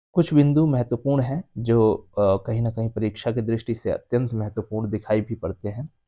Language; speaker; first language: Hindi; native; Hindi